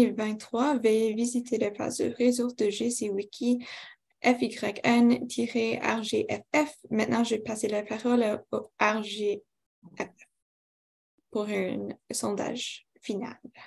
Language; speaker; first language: French; non-native, local second language; English